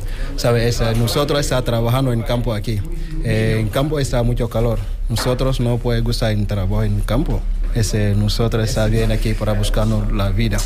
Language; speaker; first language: Spanish; non-native, learner; Wolof